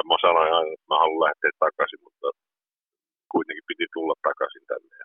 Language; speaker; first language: Finnish; early bilingual, heritage; Finnish